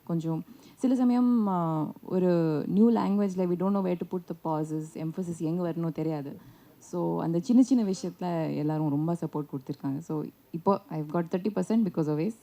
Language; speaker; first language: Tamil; non-native, learner; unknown